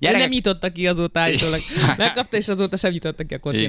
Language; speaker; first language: Hungarian; native; Hungarian